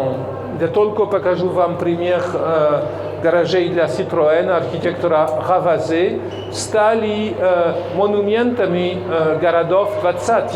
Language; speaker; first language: Russian; non-native, fluent; French